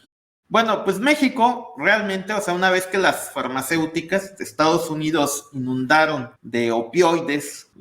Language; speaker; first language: Spanish; native; Spanish